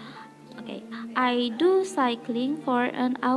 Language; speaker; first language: English; non-native, fluent; Indonesian